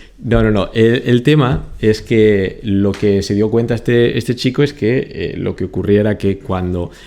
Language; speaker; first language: Spanish; native; Spanish